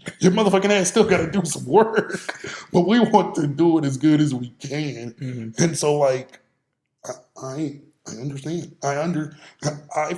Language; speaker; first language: English; native; English